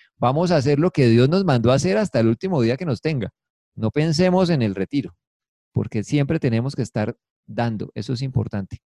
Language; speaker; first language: Spanish; native; Spanish